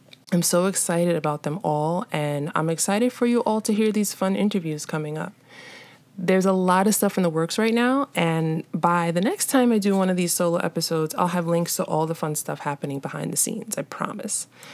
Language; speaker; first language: English; native; English